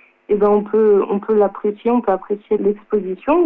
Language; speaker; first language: French; native; French